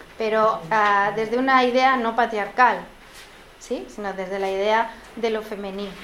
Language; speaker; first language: Catalan; non-native, local second language; Spanish